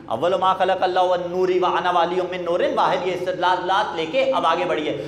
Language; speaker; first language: Urdu; non-native, local second language; Punjabi